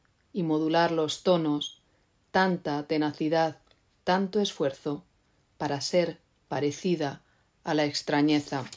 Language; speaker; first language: Spanish; native; Spanish